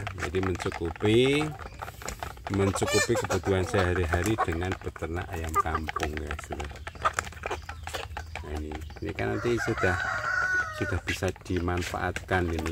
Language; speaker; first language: Indonesian; native; Indonesian